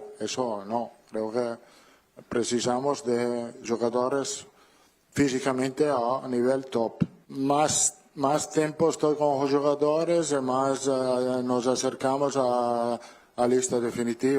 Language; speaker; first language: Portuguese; non-native, learner; Italian